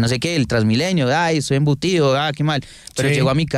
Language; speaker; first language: Spanish; native; Spanish